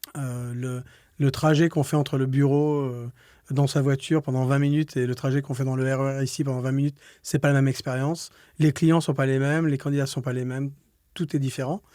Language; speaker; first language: French; native; French